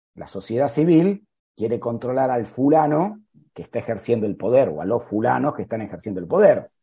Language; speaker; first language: Spanish; native; Spanish